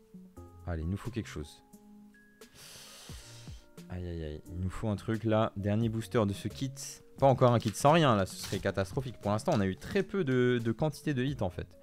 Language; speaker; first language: French; native; French